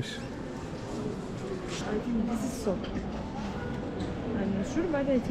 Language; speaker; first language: English; non-native, learner; Russian